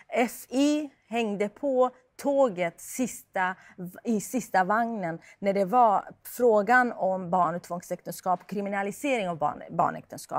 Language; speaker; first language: Swedish; non-native, fluent; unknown